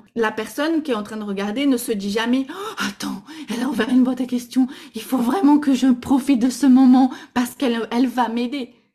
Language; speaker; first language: French; non-native, fluent; Portuguese